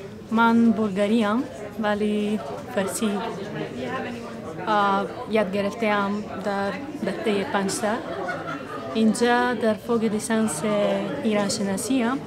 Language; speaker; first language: Persian; non-native, fluent; Bulgarian